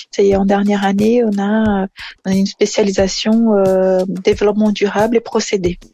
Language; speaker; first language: French; non-native, fluent; Portuguese